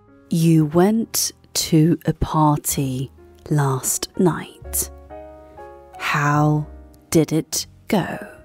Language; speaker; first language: English; non-native, fluent; Korean